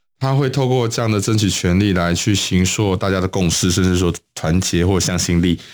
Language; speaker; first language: Chinese; native; Chinese